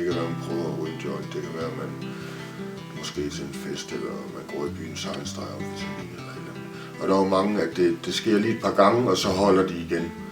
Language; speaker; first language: Danish; native; Danish